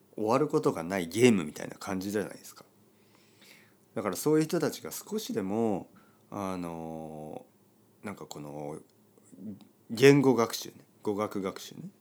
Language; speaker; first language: Japanese; native; Japanese